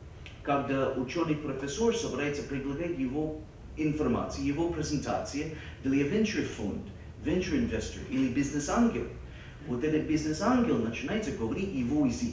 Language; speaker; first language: Russian; non-native, fluent; English